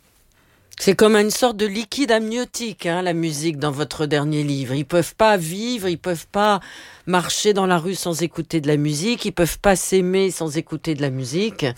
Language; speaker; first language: French; native; French